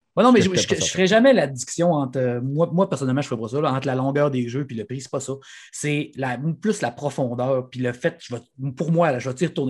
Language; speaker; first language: French; native; French